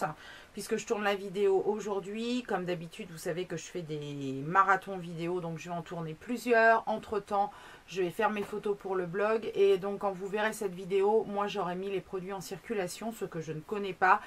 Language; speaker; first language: French; native; French